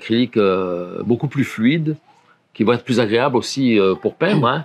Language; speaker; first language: French; native; French